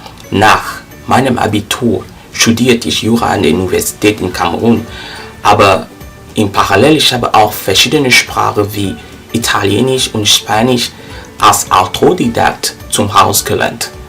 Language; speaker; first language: German; non-native, learner; French